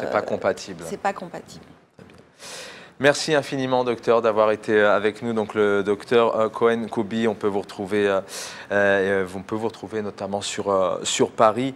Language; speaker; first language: French; native; French